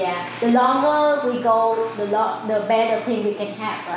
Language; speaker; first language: English; non-native, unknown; Vietnamese